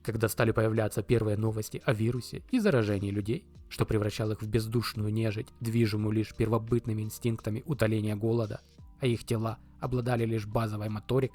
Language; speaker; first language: Russian; native; Russian